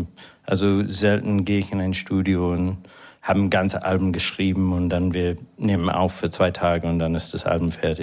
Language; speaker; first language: German; non-native, fluent; English